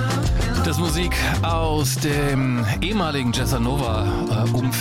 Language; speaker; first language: German; native; German